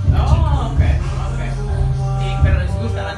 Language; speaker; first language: Spanish; non-native, learner; English